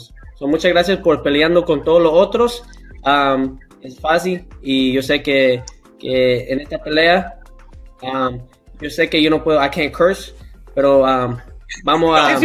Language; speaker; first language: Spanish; early bilingual, heritage; English